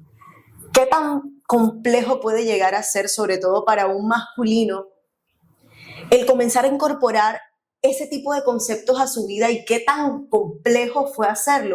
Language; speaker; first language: Spanish; native; Spanish